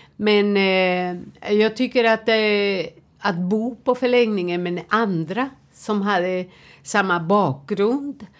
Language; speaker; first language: Swedish; non-native, fluent; Spanish